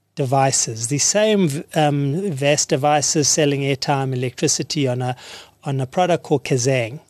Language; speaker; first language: English; native; English